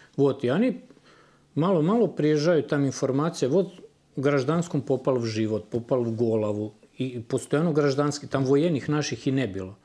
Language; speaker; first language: Russian; non-native, fluent; Serbian